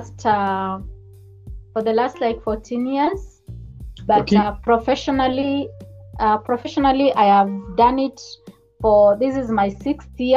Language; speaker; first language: English; non-native, local second language; Luyia